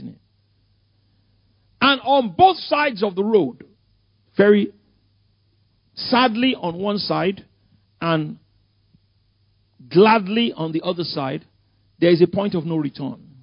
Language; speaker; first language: English; non-native, local second language; Yoruba